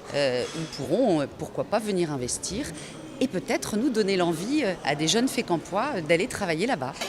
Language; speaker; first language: French; native; French